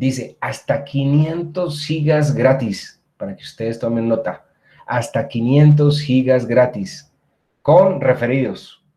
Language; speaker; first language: Spanish; native; Spanish